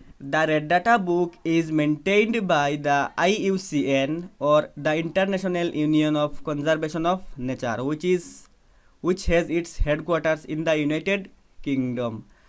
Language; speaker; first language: English; non-native, local second language; Bangla